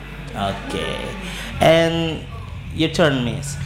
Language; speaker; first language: English; non-native, learner; Indonesian